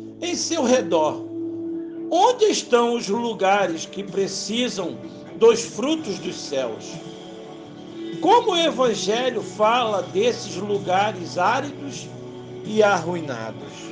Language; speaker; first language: Portuguese; native; Portuguese